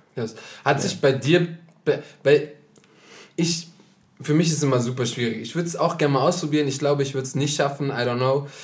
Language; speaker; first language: German; native; German